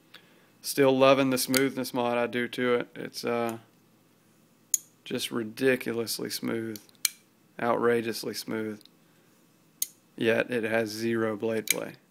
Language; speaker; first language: English; native; English